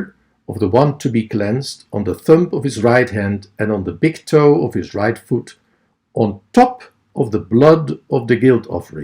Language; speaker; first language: English; non-native, fluent; Dutch